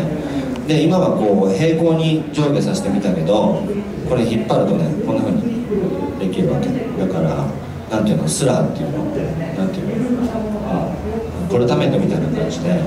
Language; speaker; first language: Japanese; native; Japanese